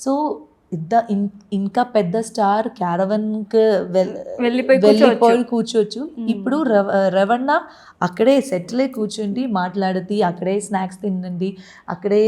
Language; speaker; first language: Telugu; non-native, learner; Malayalam